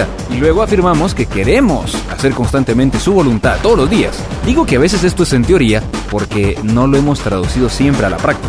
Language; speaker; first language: Spanish; native; Spanish